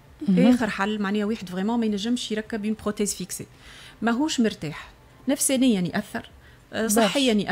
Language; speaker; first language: Arabic; native; Arabic